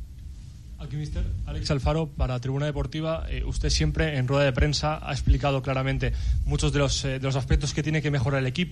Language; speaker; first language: Spanish; native; Spanish